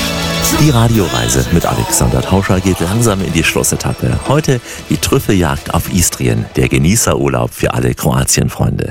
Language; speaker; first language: German; native; German